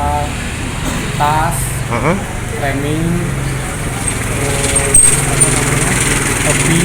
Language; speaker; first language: Indonesian; native; Indonesian